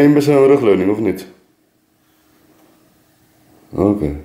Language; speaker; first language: Dutch; native; Dutch